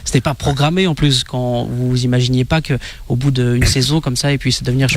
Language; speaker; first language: French; native; French